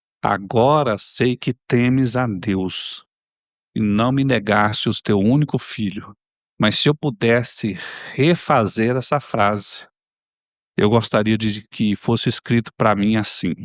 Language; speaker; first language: Portuguese; native; Portuguese